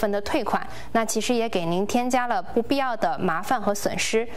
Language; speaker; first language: Chinese; native; Chinese